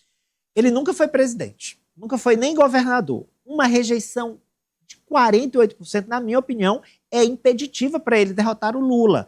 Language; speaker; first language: Portuguese; native; Portuguese